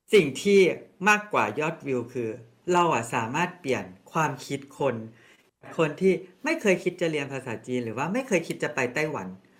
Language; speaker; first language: Thai; non-native, local second language; Northeastern Thai